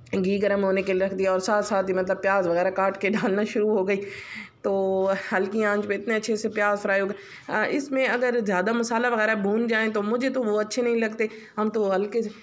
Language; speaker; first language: Urdu; non-native, local second language; Punjabi